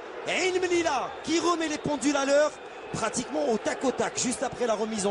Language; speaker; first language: French; non-native, local second language; Arabic